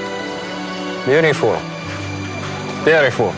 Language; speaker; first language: English; non-native, learner; French